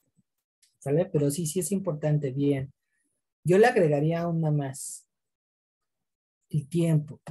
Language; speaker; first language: Spanish; native; Spanish